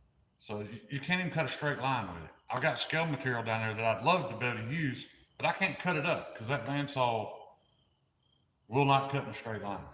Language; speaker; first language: English; native; English